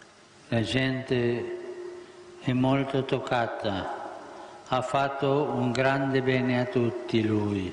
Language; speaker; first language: Italian; non-native, fluent; Spanish